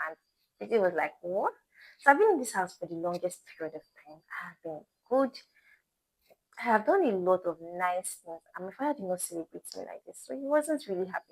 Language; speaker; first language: English; non-native, local second language; Igbo